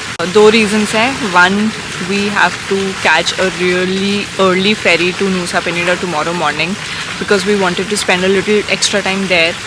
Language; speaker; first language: English; non-native, local second language; Hindi